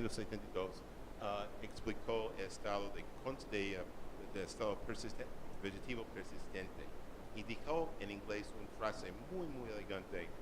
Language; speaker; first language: Spanish; non-native, learner; English